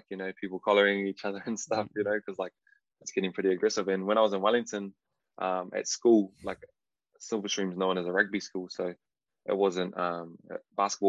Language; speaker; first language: English; native; English